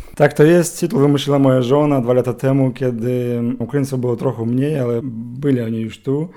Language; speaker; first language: Polish; non-native, learner; Ukrainian